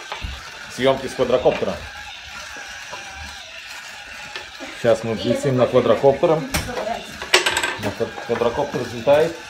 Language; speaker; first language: Russian; native; Russian